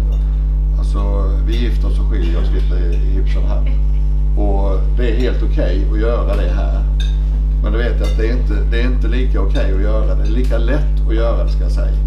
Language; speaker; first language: Swedish; native; Swedish